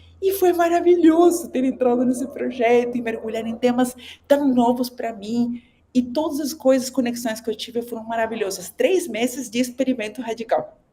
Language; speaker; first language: Portuguese; non-native, fluent; Spanish